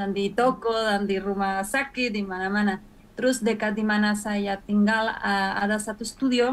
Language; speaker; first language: Indonesian; non-native, fluent; Spanish